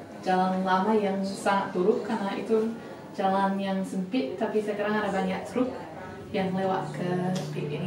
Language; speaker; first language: Indonesian; non-native, fluent; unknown